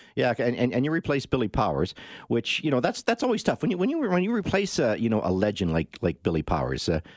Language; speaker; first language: English; native; English